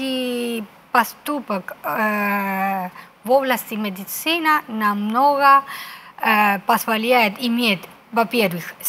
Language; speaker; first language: Russian; non-native, fluent; Spanish